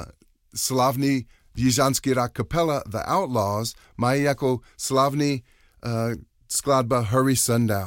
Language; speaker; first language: Czech; non-native, learner; English